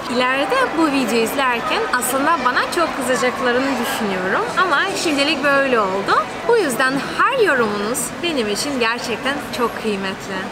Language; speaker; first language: Turkish; non-native, fluent; Russian